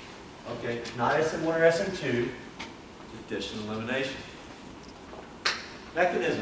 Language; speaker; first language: English; native; English